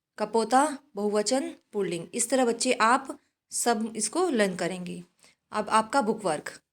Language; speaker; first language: Hindi; native; Hindi